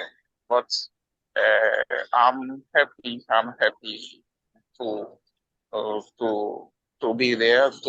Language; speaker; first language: English; non-native, learner; Haitian Creole